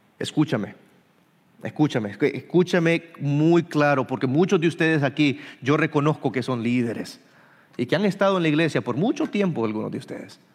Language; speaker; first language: Spanish; early bilingual, heritage; Spanish